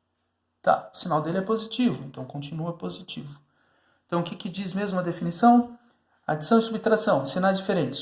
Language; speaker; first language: Portuguese; native; Portuguese